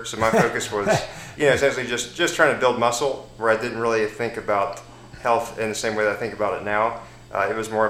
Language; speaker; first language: English; native; English